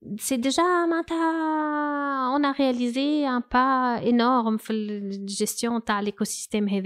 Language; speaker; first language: French; non-native, local second language; Arabic